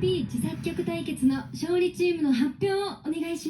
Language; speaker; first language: Japanese; native; Japanese